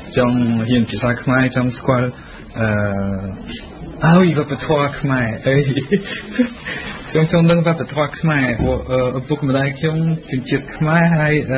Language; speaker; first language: Khmer; early bilingual, heritage; French